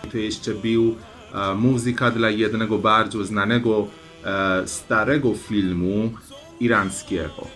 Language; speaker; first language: Polish; non-native, learner; Persian